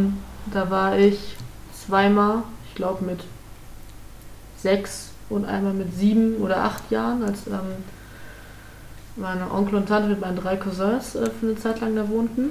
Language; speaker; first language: German; native; German